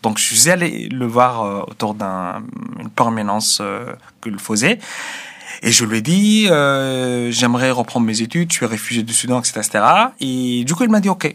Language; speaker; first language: French; non-native, fluent; Arabic